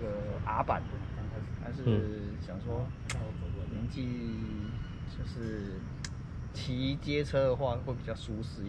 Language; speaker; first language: Chinese; native; Chinese